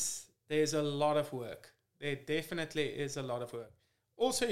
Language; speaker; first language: English; non-native, fluent; Afrikaans